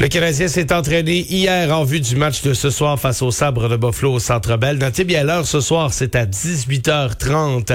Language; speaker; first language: French; native; French